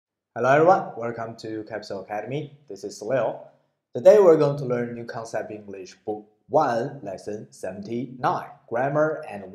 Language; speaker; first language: English; non-native, fluent; Chinese